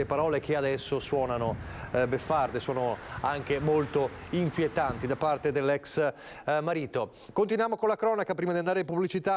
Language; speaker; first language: Italian; native; Italian